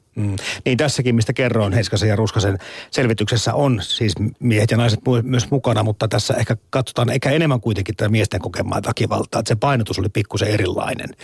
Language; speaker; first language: Finnish; native; Finnish